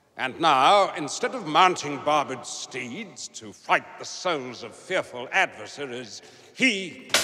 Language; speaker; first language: English; native; English